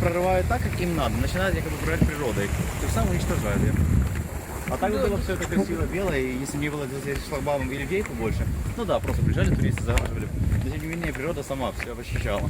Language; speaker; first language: Russian; native; Russian